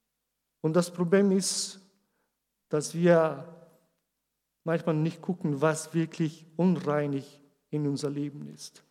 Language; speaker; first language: German; non-native, learner; Portuguese